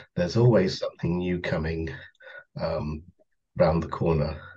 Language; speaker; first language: English; native; English